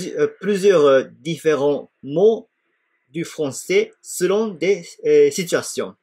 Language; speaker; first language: French; non-native, fluent; Japanese